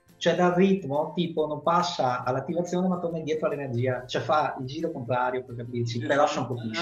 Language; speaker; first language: Italian; native; Italian